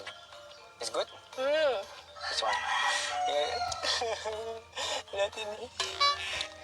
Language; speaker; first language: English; non-native, learner; Indonesian